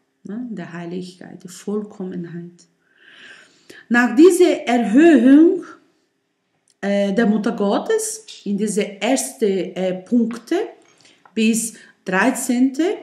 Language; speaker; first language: German; non-native, learner; Portuguese